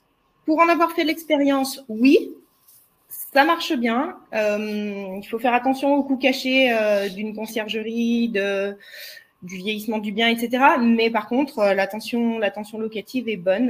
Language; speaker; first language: French; native; French